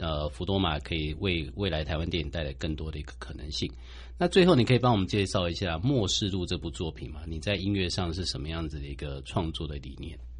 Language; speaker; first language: Chinese; native; Chinese